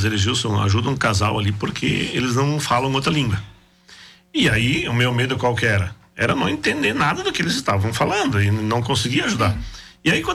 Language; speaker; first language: Portuguese; non-native, local second language; German